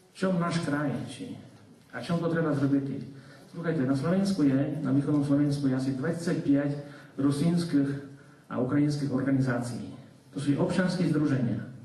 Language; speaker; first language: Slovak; non-native, local second language; Rusyn